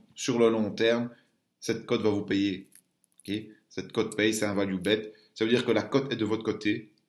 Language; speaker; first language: French; native; French